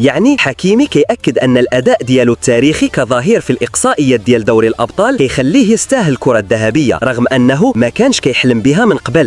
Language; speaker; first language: Arabic; native; Arabic